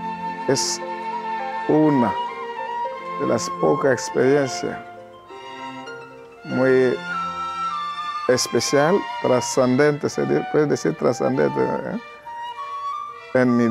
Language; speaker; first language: Spanish; non-native, learner; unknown